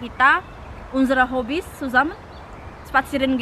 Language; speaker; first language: German; non-native, learner; Indonesian